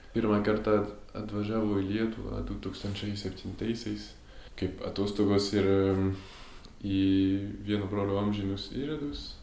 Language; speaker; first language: Lithuanian; non-native, fluent; French